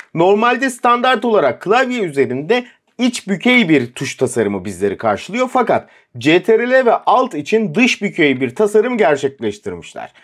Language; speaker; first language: Turkish; native; Turkish